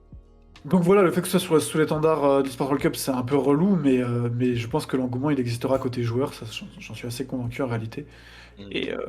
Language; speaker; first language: French; native; French